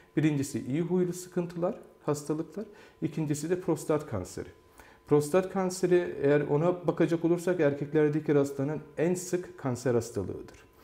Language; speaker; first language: Turkish; early bilingual, heritage; Turkish